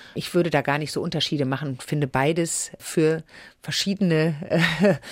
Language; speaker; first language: German; native; German